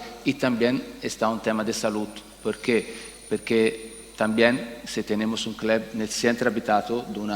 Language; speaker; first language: Spanish; non-native, learner; Italian